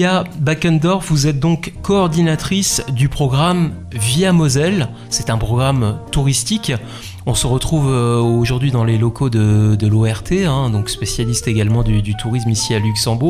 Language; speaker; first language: French; native; French